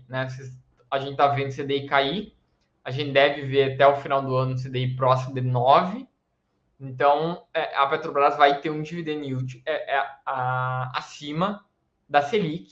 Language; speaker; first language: Portuguese; native; Portuguese